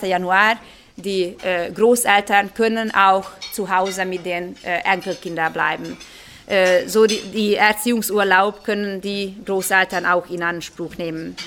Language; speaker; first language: German; non-native, fluent; Hungarian